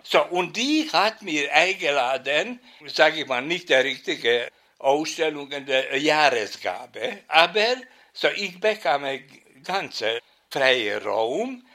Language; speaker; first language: German; non-native, fluent; Hungarian